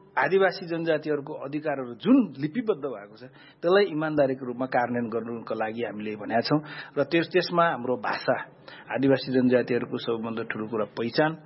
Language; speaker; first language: Nepali; non-native, local second language; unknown